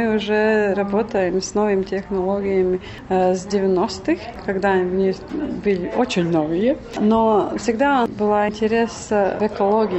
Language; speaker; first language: Russian; non-native, local second language; Latvian